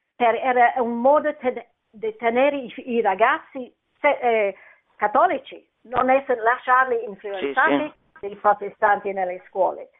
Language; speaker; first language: Italian; non-native, fluent; English